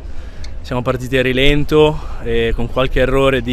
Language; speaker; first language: Italian; native; Italian